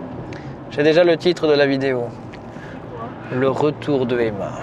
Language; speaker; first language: French; native; French